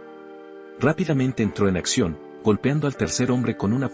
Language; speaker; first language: Spanish; native; Spanish